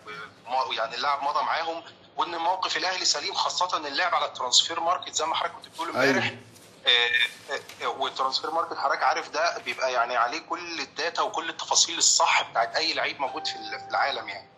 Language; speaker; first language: Arabic; native; Arabic